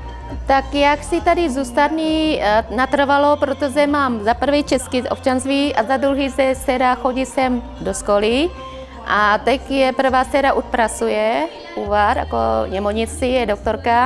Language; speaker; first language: Czech; non-native, learner; Vietnamese